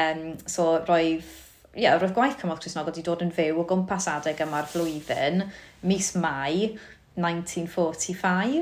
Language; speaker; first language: Welsh; native; Welsh